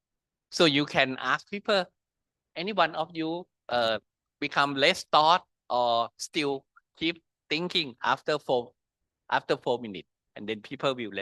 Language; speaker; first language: English; non-native, learner; Thai